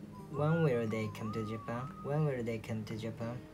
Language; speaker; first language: English; non-native, learner; Japanese